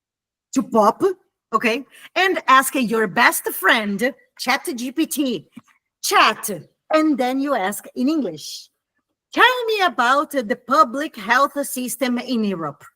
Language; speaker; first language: English; non-native, fluent; Italian